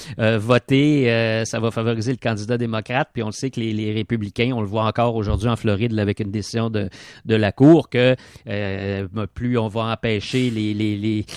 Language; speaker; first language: French; native; French